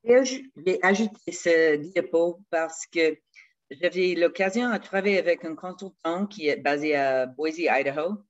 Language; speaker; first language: French; non-native, fluent; English